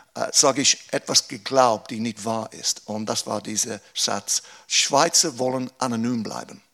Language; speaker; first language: German; non-native, fluent; English